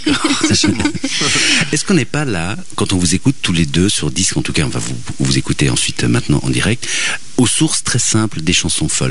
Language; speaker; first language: French; native; French